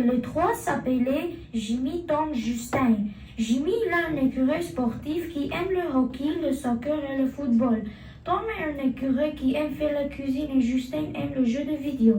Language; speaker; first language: French; non-native, learner; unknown